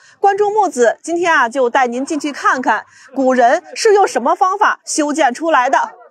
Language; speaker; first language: Chinese; native; Chinese